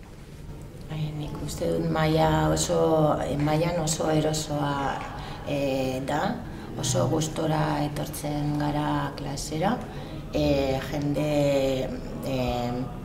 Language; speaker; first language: Basque; non-native, learner; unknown